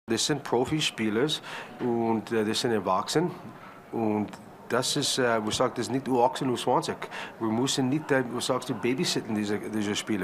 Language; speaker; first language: German; non-native, learner; English